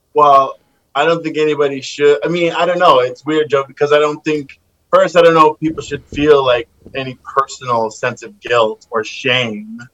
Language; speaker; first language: English; native; English